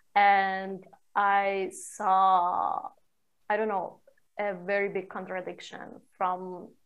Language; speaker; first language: English; non-native, fluent; Persian